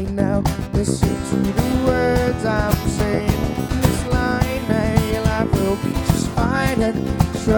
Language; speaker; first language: English; native; English